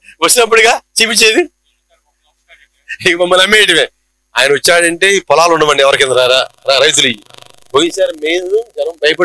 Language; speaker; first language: Telugu; native; Telugu